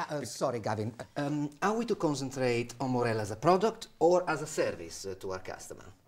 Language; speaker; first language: English; non-native, fluent; Italian